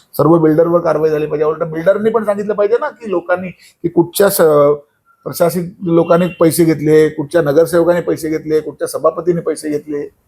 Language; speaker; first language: Marathi; native; Marathi